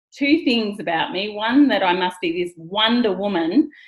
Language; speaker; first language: English; native; English